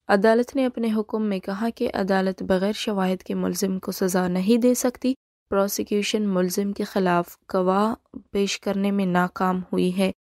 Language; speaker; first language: Urdu; non-native, local second language; Baluchi